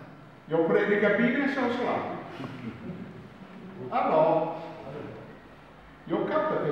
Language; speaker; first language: Romanian; non-native, learner; English